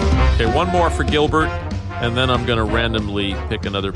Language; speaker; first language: English; native; English